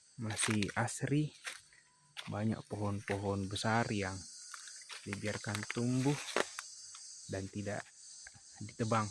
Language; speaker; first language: Indonesian; native; Indonesian